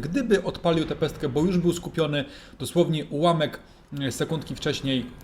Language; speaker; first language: Polish; native; Polish